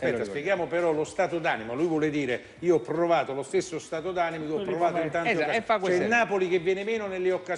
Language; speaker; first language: Italian; native; Italian